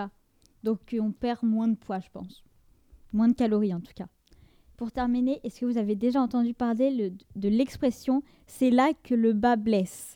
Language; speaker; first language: French; native; French